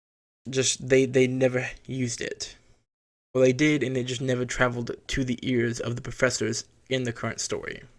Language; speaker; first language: English; native; English